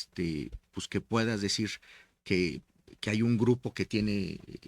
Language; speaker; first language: Spanish; native; Spanish